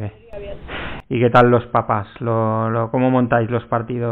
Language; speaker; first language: Spanish; native; Spanish